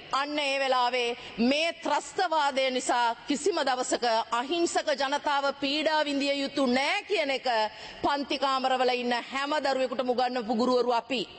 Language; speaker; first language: Sinhala; non-native, local second language; Tamil